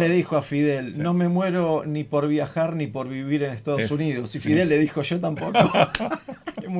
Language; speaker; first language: Spanish; native; Spanish